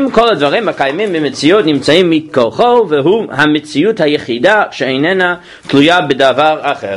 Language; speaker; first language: Hebrew; non-native, fluent; English